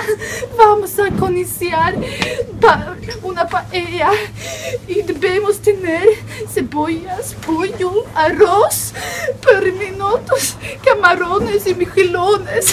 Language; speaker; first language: Spanish; non-native, learner; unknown